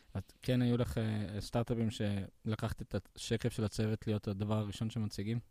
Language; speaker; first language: Hebrew; native; Hebrew